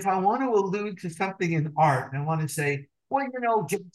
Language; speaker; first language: English; native; English